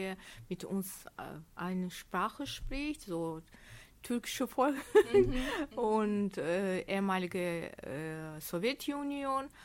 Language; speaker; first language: German; non-native, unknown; Azerbaijani